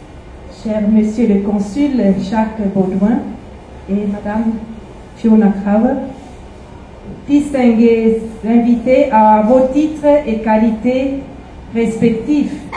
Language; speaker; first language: French; non-native, fluent; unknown